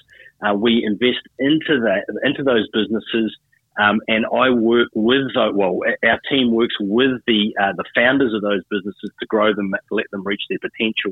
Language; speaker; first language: English; native; English